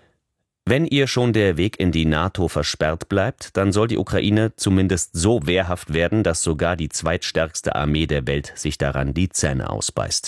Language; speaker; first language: German; native; German